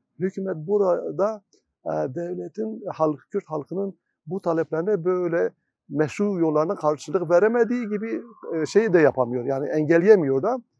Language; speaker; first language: Turkish; non-native, local second language; Kurdish